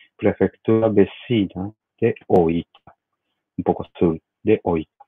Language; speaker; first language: Spanish; non-native, learner; Japanese